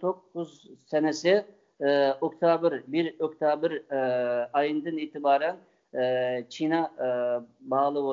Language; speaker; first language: Turkish; non-native, fluent; Uyghur